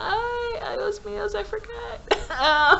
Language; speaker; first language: Spanish; non-native, learner; English